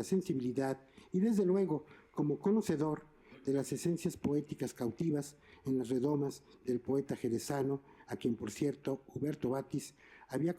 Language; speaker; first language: Spanish; native; Spanish